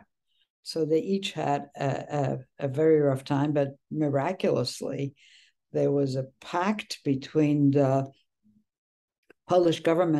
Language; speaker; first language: English; early bilingual, other home language; Polish